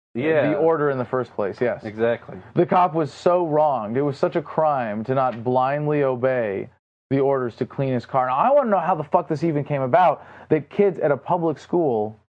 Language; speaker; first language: English; native; English